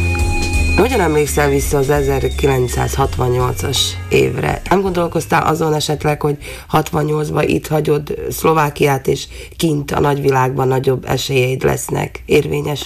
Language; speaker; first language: Hungarian; native; Hungarian